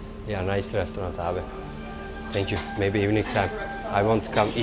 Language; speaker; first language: English; non-native, learner; Turkish